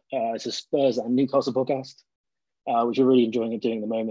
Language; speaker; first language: English; native; English